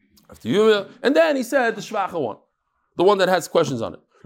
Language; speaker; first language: English; native; English